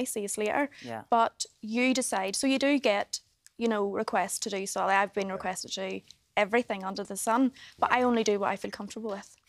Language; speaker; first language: English; native; English